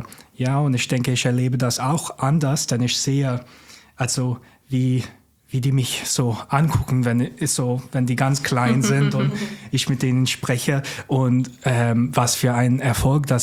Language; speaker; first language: German; non-native, fluent; English